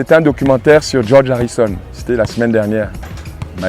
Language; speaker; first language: French; native; French